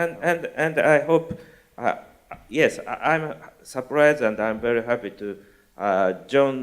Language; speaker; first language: English; non-native, learner; Japanese